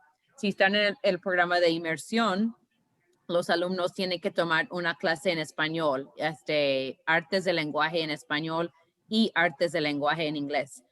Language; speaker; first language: Spanish; early bilingual, heritage; Spanish